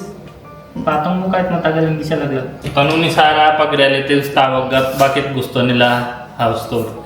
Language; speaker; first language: Filipino; non-native, learner; Punjabi